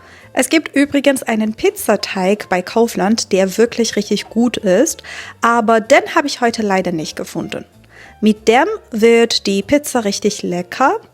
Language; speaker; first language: German; non-native, fluent; Persian